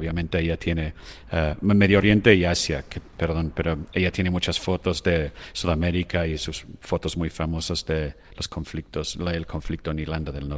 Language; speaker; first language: Spanish; non-native, fluent; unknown